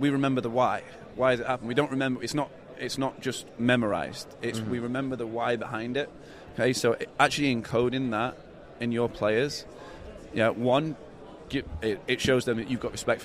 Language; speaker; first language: English; native; English